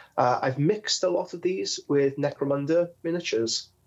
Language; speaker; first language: English; native; English